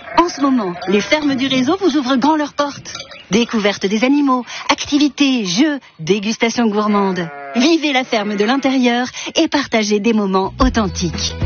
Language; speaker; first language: French; native; French